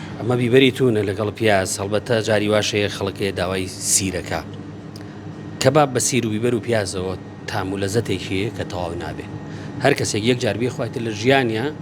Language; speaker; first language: Central Kurdish; non-native, local second language; Gurani